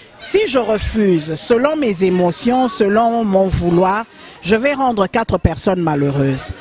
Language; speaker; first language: French; non-native, local second language; Lingala